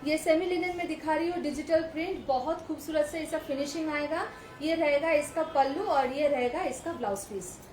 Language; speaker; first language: Hindi; non-native, local second language; Bangla